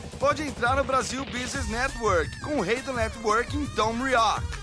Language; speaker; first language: Portuguese; non-native, fluent; English